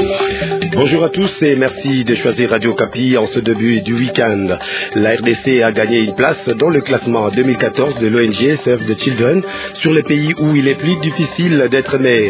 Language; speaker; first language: French; non-native, local second language; Lingala